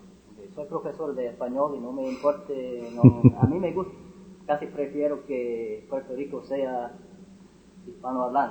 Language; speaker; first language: Spanish; non-native, fluent; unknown